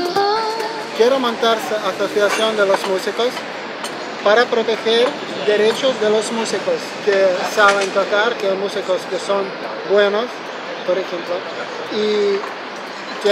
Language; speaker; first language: Spanish; non-native, learner; Ukrainian